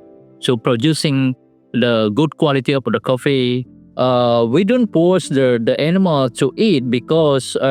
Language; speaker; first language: English; non-native, learner; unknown